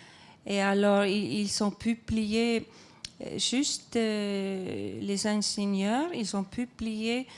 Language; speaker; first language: French; non-native, fluent; Icelandic